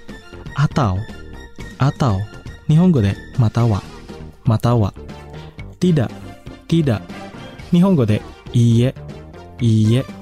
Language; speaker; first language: Japanese; non-native, fluent; Indonesian